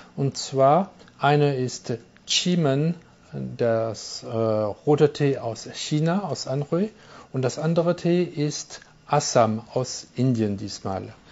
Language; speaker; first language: German; non-native, local second language; French